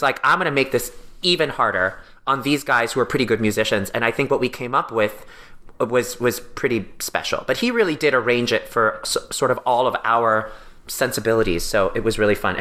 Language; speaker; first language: English; native; English